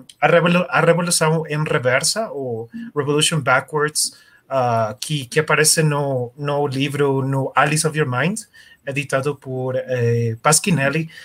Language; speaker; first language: Portuguese; non-native, learner; Spanish